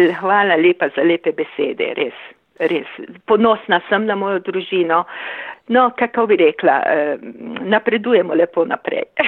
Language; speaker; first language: Slovenian; early bilingual, heritage; Slovenian